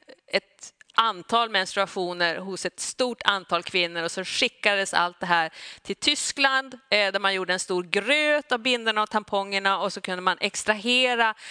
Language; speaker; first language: Swedish; native; Swedish